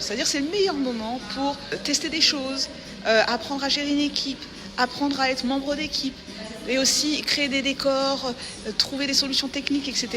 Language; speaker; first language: French; native; French